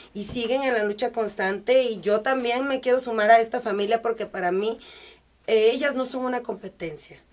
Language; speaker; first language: Spanish; native; Spanish